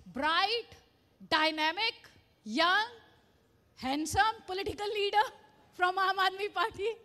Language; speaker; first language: Hindi; native; Hindi